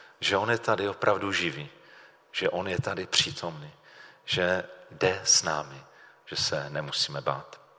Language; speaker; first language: Czech; native; Czech